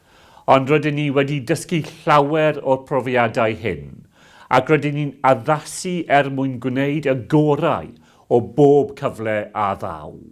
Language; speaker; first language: Welsh; non-native, local second language; English